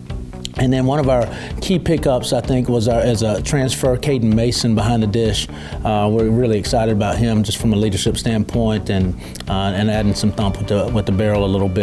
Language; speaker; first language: English; native; English